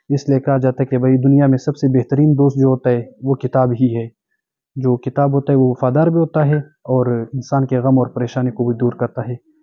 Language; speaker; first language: Urdu; non-native, local second language; Pashto